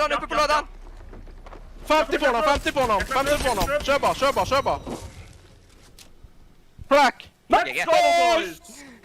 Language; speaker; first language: Swedish; native; Swedish